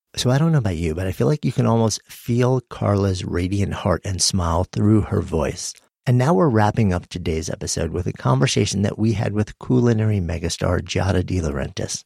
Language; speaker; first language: English; native; English